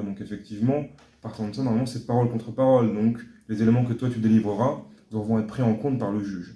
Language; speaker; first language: French; native; French